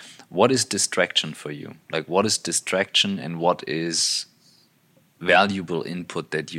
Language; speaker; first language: English; non-native, fluent; German